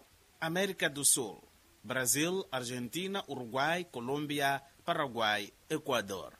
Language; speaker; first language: Portuguese; non-native, local second language; Makhuwa